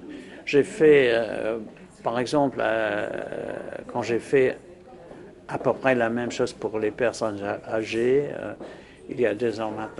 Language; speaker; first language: French; non-native, fluent; English